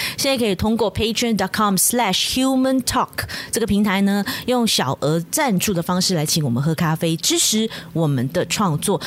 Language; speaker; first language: Chinese; native; Chinese